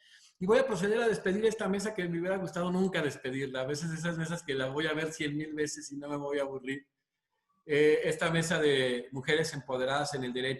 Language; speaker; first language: Spanish; native; Spanish